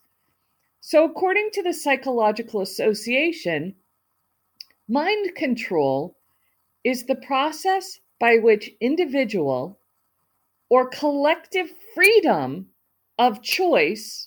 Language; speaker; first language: English; native; English